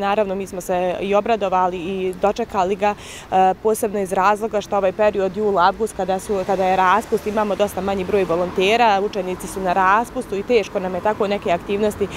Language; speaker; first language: Serbian; native; Serbian